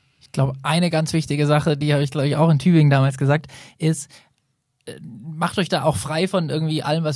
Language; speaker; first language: German; native; German